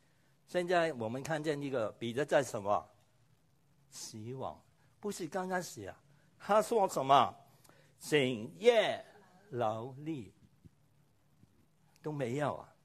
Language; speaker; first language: Chinese; non-native, local second language; Cantonese